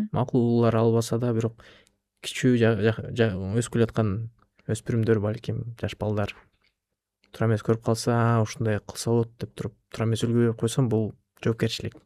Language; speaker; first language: Kyrgyz; non-native, local second language; Russian